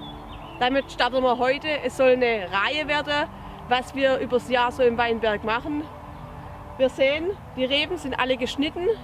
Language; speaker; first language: German; native; German